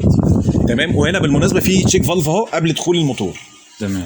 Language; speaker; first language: Arabic; native; Arabic